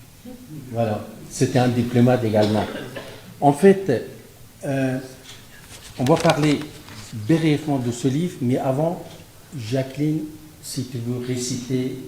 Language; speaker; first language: French; non-native, fluent; Persian